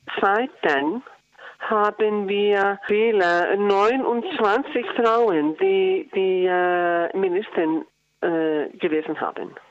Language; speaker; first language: German; non-native, learner; Icelandic